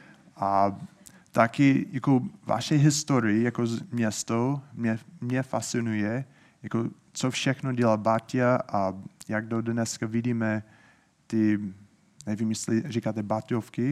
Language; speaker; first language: Czech; non-native, fluent; English